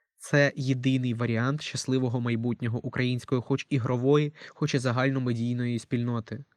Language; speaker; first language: Ukrainian; non-native, local second language; Russian